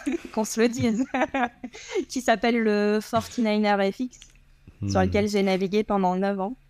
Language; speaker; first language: French; native; French